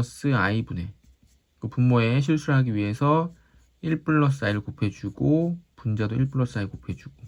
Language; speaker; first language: Korean; native; Korean